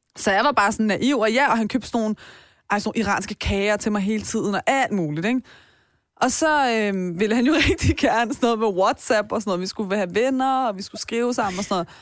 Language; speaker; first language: Danish; early bilingual, other home language; Persian